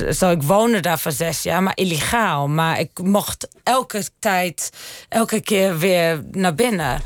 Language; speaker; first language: Dutch; early bilingual, heritage; Dutch